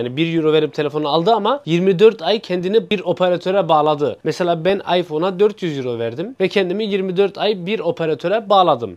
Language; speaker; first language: Turkish; native; Turkish